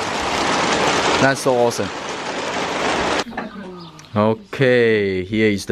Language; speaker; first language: English; non-native, fluent; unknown